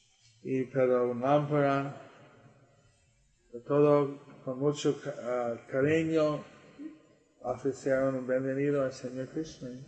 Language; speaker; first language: Spanish; non-native, learner; English